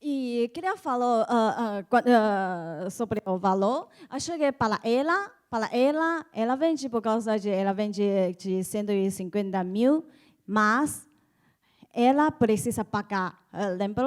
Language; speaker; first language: Portuguese; non-native, learner; Chinese